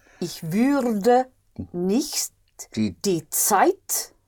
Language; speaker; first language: German; non-native, learner; English